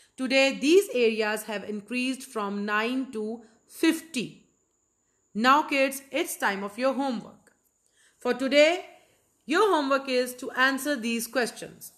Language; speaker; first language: English; non-native, local second language; Punjabi